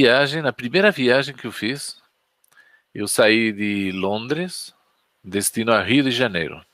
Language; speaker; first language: Portuguese; non-native, fluent; Spanish